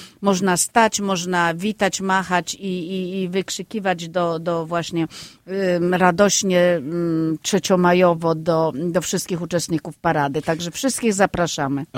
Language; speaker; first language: Polish; native; Polish